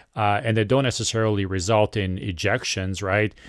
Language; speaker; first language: English; non-native, fluent; Serbian